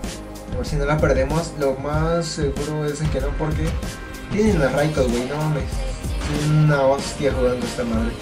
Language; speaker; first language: Spanish; native; Spanish